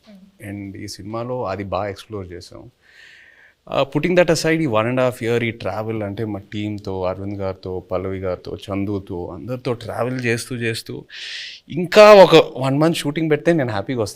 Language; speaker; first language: Telugu; native; Telugu